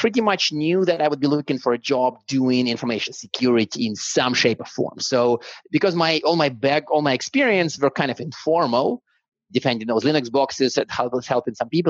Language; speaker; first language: English; non-native, fluent; Russian